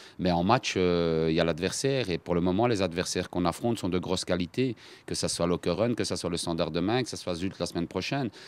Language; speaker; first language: French; native; French